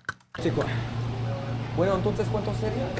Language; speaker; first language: Spanish; non-native, learner; French